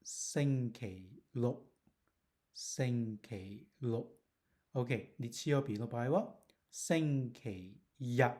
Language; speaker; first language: Japanese; non-native, learner; Cantonese